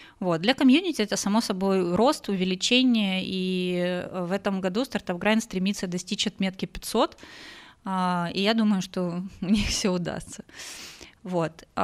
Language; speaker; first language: Russian; native; Russian